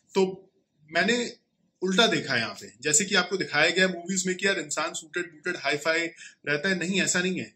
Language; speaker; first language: Hindi; native; Hindi